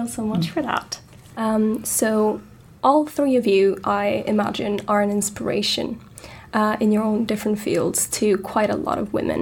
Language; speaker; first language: English; non-native, fluent; Italian